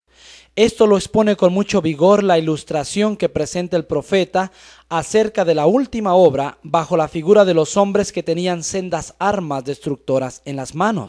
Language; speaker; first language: Spanish; native; Spanish